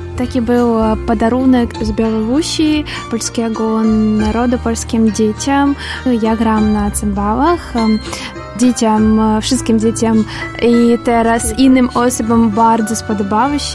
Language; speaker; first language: Polish; non-native, learner; Russian